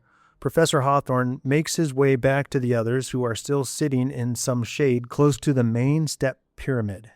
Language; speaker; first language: English; native; English